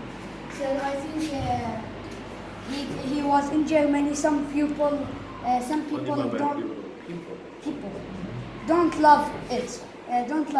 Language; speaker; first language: English; non-native, learner; Arabic